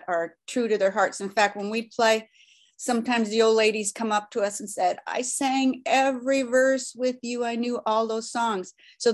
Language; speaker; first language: English; early bilingual, other home language; Norwegian